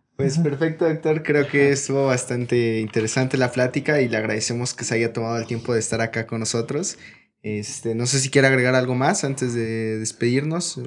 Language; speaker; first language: Spanish; native; Spanish